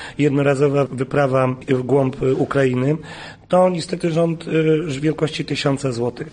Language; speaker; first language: Polish; native; Polish